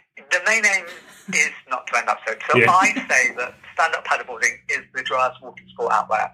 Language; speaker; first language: English; native; English